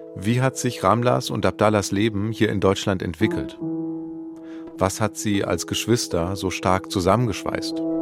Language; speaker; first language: German; native; German